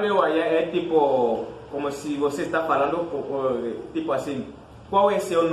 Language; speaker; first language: Portuguese; non-native, fluent; Fang